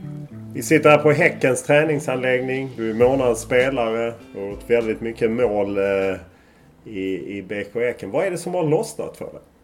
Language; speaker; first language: Swedish; native; Swedish